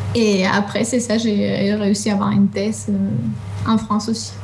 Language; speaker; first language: French; non-native, fluent; Spanish